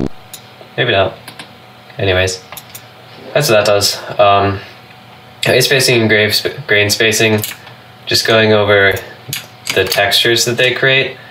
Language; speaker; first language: English; native; English